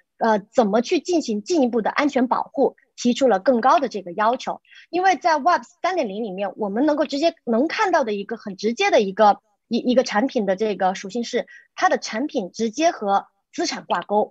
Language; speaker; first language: Chinese; native; Chinese